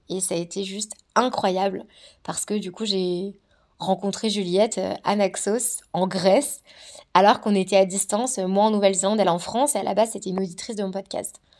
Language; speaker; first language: French; native; French